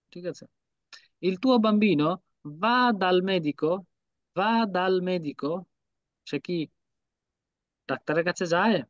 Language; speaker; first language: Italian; non-native, fluent; Bangla